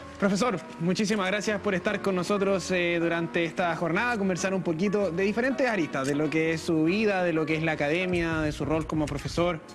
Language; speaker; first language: Spanish; native; Spanish